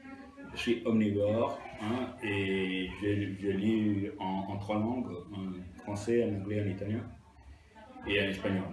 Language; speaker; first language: French; non-native, fluent; Italian